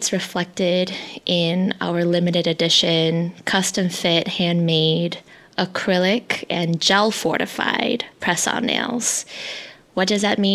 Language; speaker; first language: English; early bilingual, other home language; Hmong